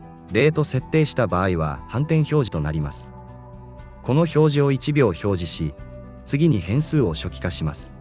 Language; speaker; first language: Japanese; native; Japanese